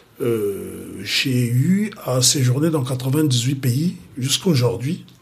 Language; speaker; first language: French; non-native, local second language; Kongo